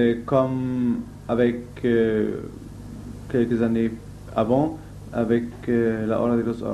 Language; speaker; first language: French; non-native, fluent; German